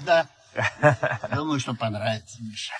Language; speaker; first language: Russian; native; Russian